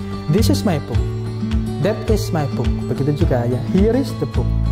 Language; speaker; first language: English; non-native, fluent; Indonesian